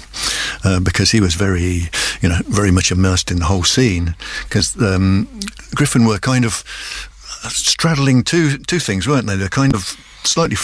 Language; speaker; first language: English; native; English